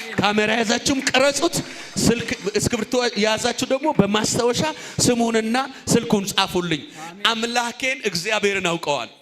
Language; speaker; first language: Amharic; native; Amharic